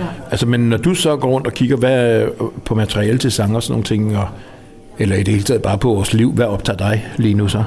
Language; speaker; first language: Danish; native; Danish